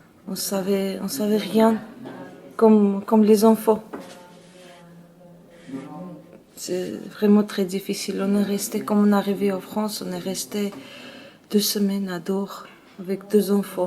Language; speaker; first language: French; non-native, learner; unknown